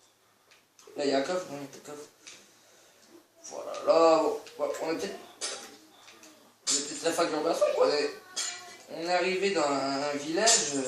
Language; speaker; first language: French; native; French